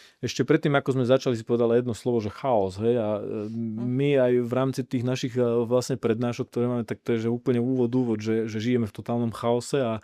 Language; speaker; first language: Slovak; native; Slovak